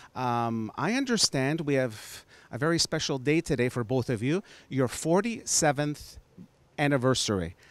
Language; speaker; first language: English; early bilingual, other home language; Macedonian